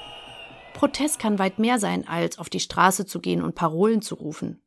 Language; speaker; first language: German; native; German